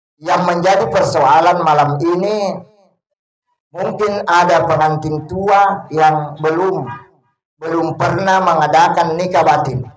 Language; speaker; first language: Indonesian; non-native, local second language; Buginese